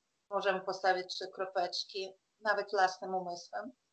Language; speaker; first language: Polish; non-native, fluent; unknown